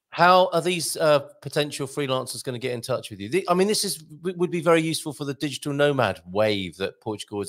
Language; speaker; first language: English; native; English